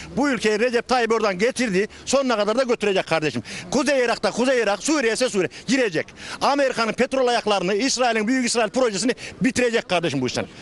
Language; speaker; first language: Turkish; native; Turkish